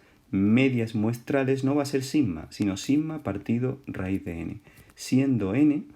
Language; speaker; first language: Spanish; native; Spanish